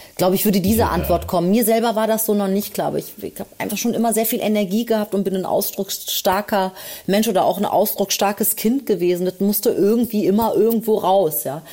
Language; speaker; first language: German; early bilingual, other home language; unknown